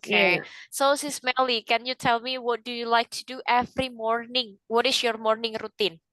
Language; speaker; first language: English; non-native, fluent; Indonesian